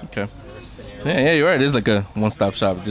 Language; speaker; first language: English; native; English